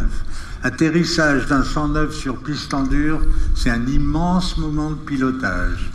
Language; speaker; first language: French; native; French